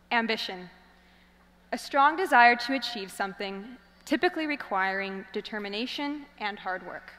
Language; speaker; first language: English; native; English